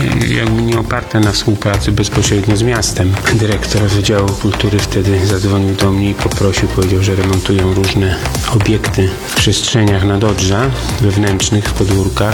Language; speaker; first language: Polish; native; Polish